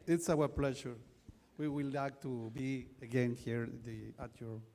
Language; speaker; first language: English; non-native, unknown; Spanish